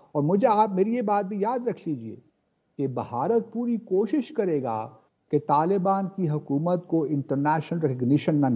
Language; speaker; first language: Urdu; native; Urdu